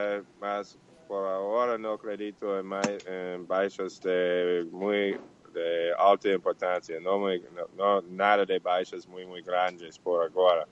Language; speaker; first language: Portuguese; non-native, learner; Spanish